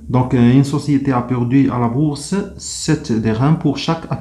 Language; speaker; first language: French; non-native, local second language; Arabic